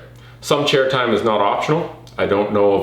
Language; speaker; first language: English; native; English